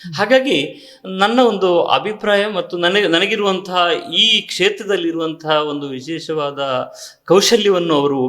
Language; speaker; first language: Kannada; native; Kannada